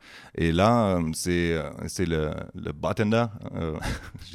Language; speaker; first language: French; non-native, fluent; German